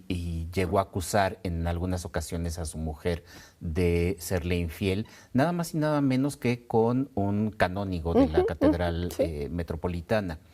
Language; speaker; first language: Spanish; native; Spanish